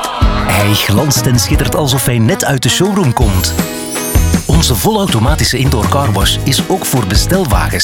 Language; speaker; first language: Dutch; native; Dutch